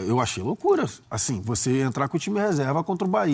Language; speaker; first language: Portuguese; native; Portuguese